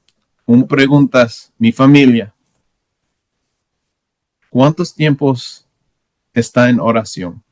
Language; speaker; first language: Spanish; non-native, learner; English